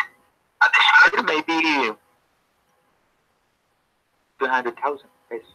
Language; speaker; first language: English; non-native, learner; Spanish